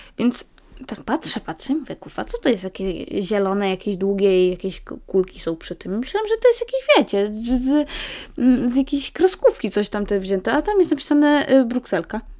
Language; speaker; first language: Polish; native; Polish